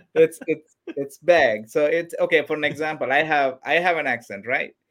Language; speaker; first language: English; non-native, local second language; Tamil